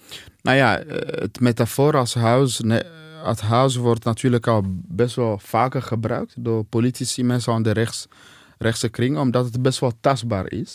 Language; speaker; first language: Dutch; non-native, fluent; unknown